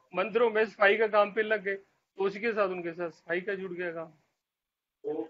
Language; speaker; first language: Hindi; native; Hindi